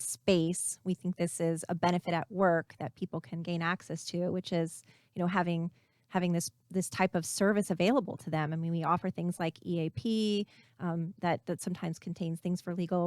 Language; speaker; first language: English; native; English